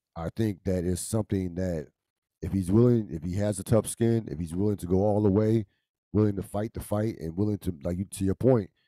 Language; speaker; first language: English; native; English